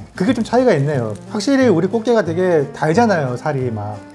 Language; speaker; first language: Korean; native; Korean